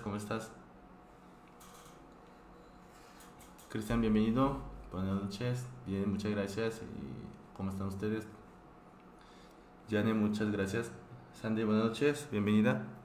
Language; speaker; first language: Spanish; non-native, fluent; Korean